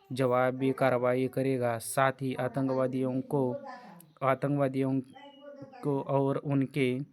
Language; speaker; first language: Hindi; non-native, local second language; Marathi